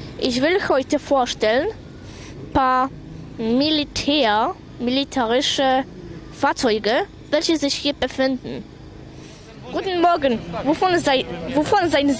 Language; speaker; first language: German; non-native, learner; Polish